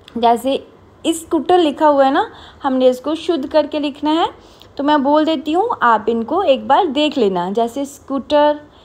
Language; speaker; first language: Hindi; non-native, local second language; Punjabi